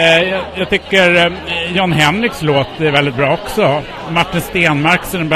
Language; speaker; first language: Swedish; native; Swedish